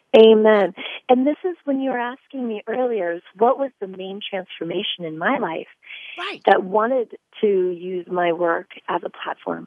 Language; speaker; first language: English; native; English